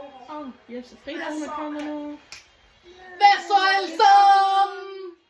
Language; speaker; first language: Danish; native; Danish